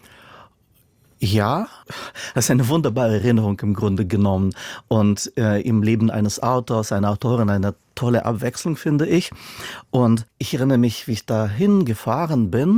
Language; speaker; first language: German; non-native, fluent; Russian